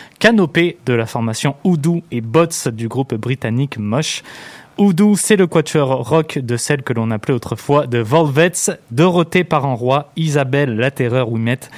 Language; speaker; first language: French; native; French